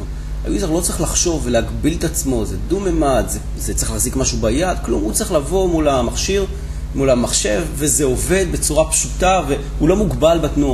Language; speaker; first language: Hebrew; native; Hebrew